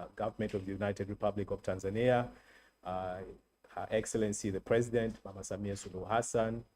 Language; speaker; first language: English; non-native, local second language; Swahili